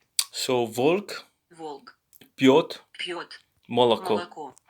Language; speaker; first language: Russian; non-native, learner; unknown